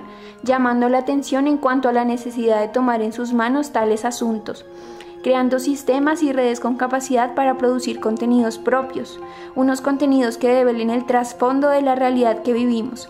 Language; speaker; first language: Spanish; native; Spanish